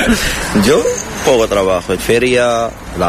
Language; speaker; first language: Spanish; non-native, learner; Arabic